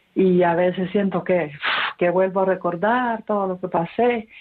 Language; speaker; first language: Spanish; native; Spanish